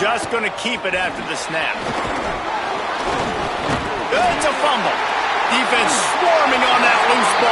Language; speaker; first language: English; native; English